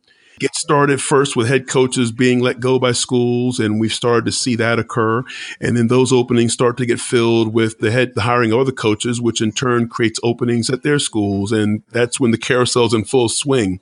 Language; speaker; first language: English; native; English